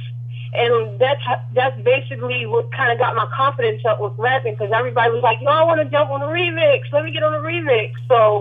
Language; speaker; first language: English; native; English